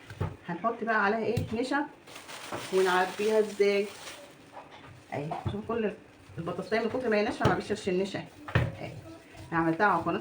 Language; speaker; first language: Arabic; native; Arabic